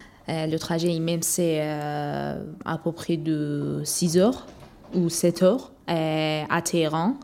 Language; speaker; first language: French; non-native, learner; Persian